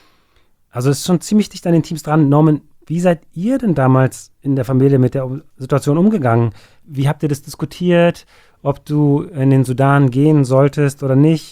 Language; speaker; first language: German; native; German